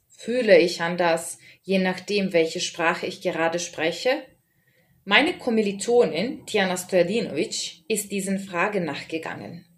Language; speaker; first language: German; non-native, fluent; Serbian